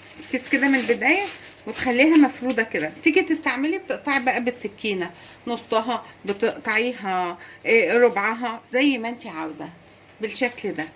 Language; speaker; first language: Arabic; native; Arabic